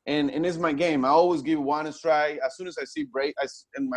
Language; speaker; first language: English; non-native, fluent; Spanish